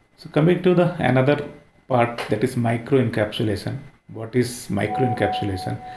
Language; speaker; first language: English; non-native, local second language; Hindi